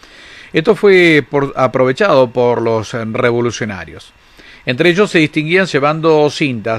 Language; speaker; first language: Spanish; native; Spanish